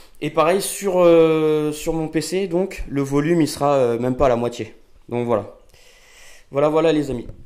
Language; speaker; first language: French; native; French